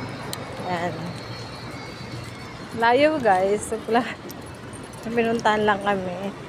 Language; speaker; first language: Filipino; native; Filipino